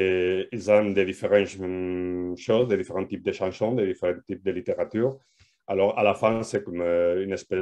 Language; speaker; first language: French; non-native, learner; Spanish